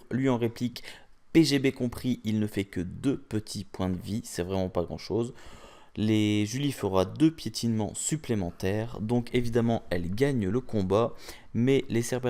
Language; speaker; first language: French; native; French